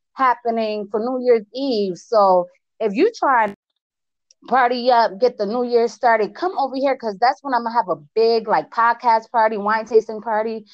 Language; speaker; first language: English; early bilingual, other home language; Spanish